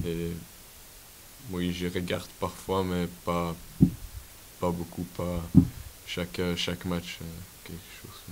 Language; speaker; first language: French; non-native, local second language; Dutch